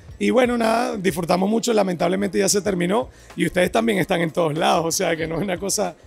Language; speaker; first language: Spanish; native; Spanish